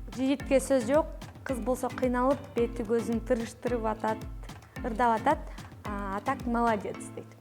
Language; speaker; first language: Kyrgyz; native; Kyrgyz